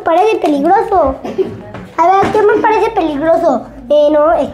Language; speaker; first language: Spanish; native; Spanish